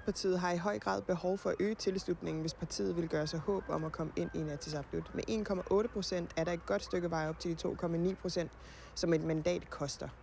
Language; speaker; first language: Danish; native; Danish